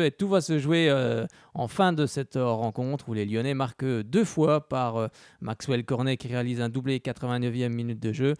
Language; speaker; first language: French; native; French